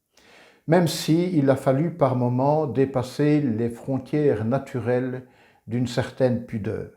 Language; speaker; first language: French; native; French